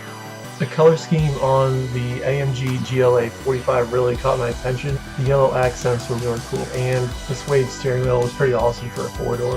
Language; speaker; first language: English; native; English